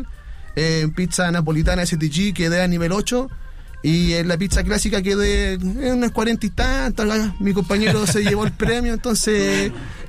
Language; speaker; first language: Spanish; native; Spanish